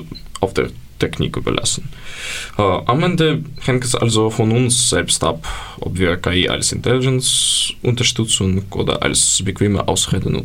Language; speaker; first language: German; non-native, learner; Ukrainian